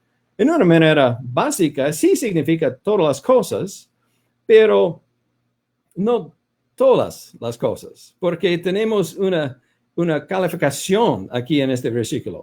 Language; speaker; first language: Spanish; non-native, fluent; English